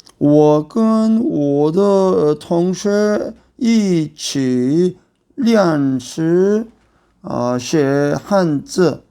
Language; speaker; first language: Chinese; non-native, learner; Korean